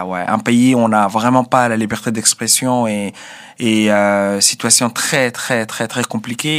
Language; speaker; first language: French; non-native, fluent; Arabic